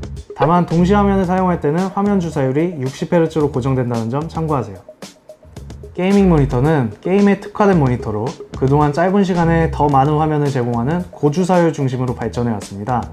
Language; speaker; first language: Korean; native; Korean